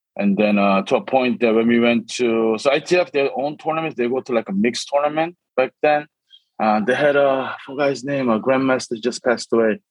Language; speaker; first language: English; early bilingual, other home language; Korean